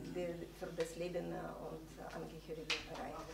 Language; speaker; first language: German; non-native, fluent; Russian